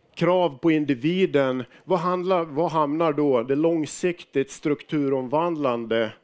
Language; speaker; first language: Swedish; native; Swedish